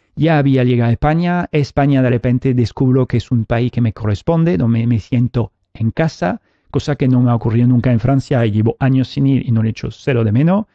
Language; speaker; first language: Spanish; early bilingual, heritage; Spanish